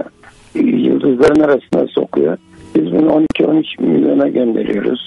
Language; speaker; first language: Turkish; native; Turkish